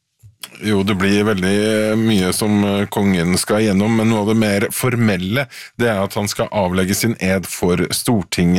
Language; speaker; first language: Norwegian; native; Norwegian